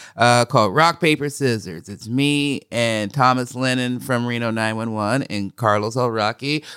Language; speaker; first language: English; native; English